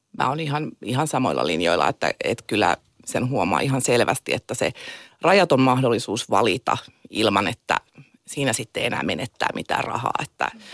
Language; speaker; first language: Finnish; native; Finnish